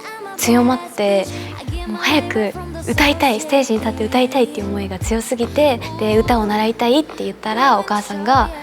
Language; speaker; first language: Japanese; native; Japanese